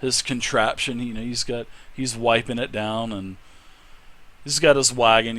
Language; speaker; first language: English; native; English